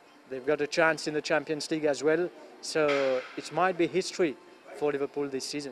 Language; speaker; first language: English; non-native, local second language; Morisyen